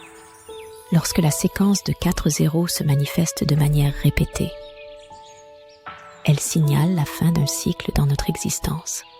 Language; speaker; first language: French; native; French